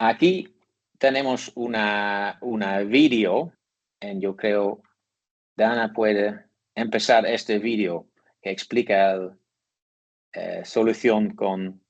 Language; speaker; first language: Spanish; non-native, learner; Dutch